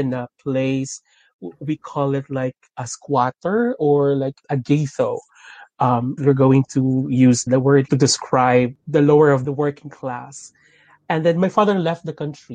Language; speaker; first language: English; non-native, local second language; Filipino